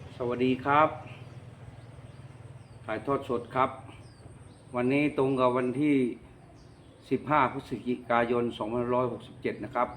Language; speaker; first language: Thai; native; Thai